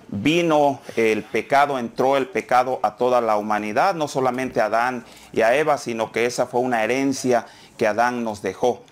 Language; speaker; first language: Spanish; native; Spanish